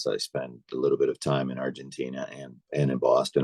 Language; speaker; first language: English; native; English